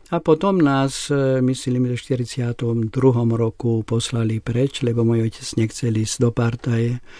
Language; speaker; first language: Slovak; non-native, local second language; Hungarian